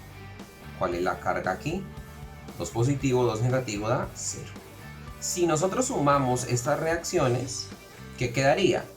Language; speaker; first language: Spanish; native; Spanish